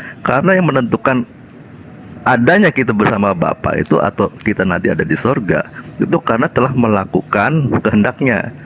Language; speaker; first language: Indonesian; native; Indonesian